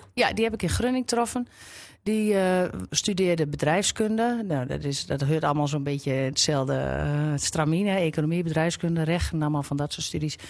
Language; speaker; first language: Dutch; native; Dutch